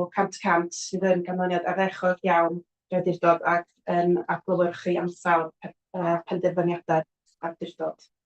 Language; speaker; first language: Welsh; native; Welsh